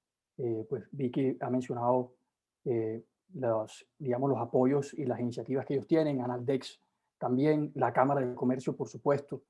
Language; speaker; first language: Spanish; native; Spanish